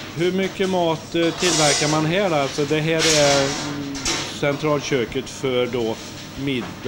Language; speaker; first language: Swedish; native; Swedish